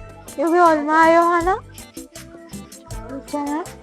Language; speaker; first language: Korean; non-native, learner; Sinhala